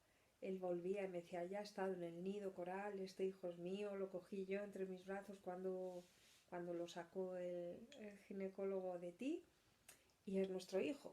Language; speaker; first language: Spanish; native; Spanish